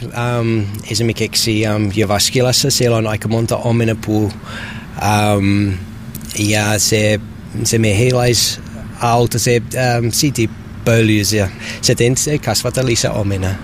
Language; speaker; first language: Finnish; non-native, learner; English